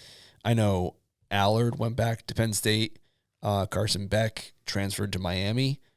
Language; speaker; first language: English; native; English